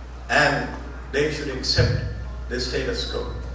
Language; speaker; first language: English; non-native, local second language; Urdu